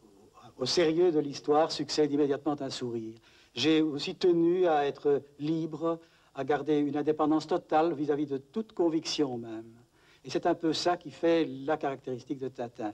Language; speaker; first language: French; native; French